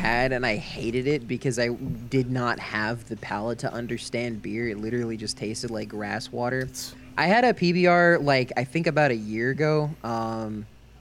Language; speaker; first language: English; native; English